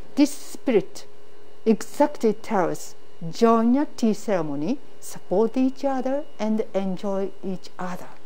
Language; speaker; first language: English; non-native, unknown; Japanese